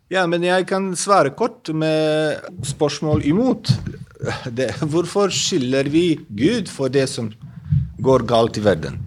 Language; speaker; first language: Norwegian; non-native, fluent; Bosnian